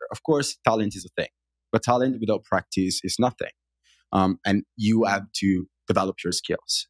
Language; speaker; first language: English; non-native, fluent; Italian